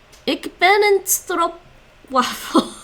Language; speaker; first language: Dutch; non-native, learner; English